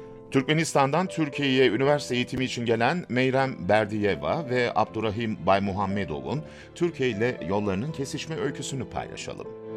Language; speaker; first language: Turkish; native; Turkish